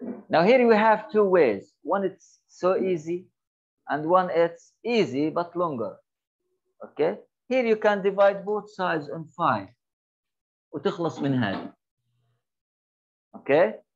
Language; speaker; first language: English; non-native, fluent; Arabic